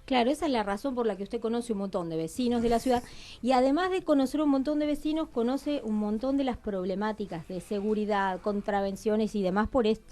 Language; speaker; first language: Spanish; native; Spanish